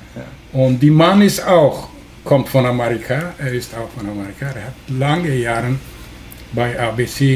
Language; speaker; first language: German; non-native, learner; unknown